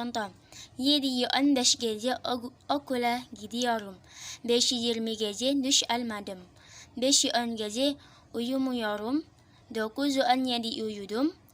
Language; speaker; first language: Turkish; non-native, learner; Indonesian